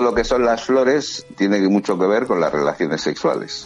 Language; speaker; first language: Spanish; native; Spanish